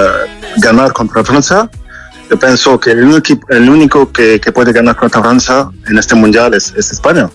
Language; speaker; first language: Spanish; non-native, fluent; French